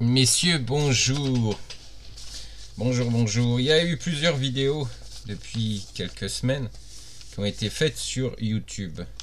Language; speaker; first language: French; native; French